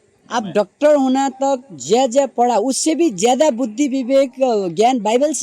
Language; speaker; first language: Hindi; non-native, learner; Nepali